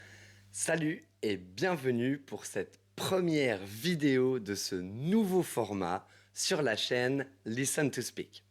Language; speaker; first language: French; native; French